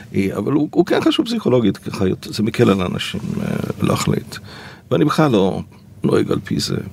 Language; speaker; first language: Hebrew; early bilingual, other home language; Polish